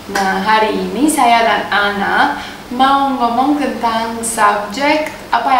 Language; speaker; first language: Indonesian; non-native, learner; Russian